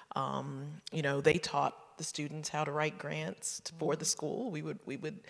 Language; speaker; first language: English; native; English